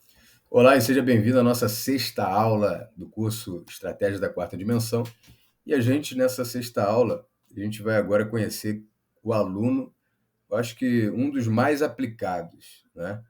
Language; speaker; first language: Portuguese; native; Portuguese